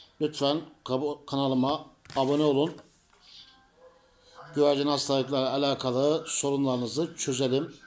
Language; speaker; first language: Turkish; native; Turkish